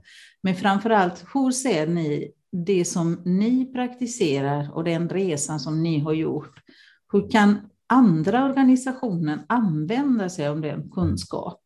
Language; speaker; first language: Swedish; non-native, fluent; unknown